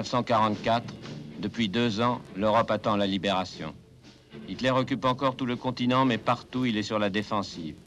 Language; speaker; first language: French; native; French